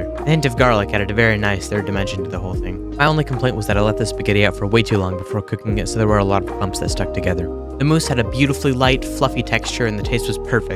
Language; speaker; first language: English; native; English